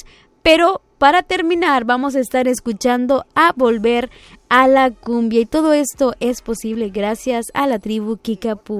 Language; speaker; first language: Spanish; native; Spanish